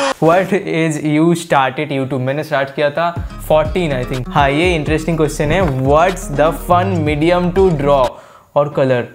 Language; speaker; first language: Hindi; non-native, local second language; Bangla